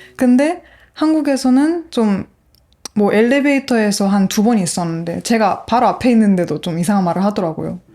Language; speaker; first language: Korean; non-native, fluent; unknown